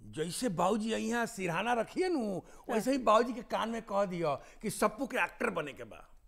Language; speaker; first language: Hindi; native; Hindi